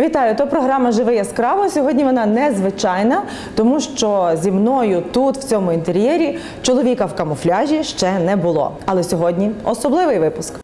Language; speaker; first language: Ukrainian; native; Ukrainian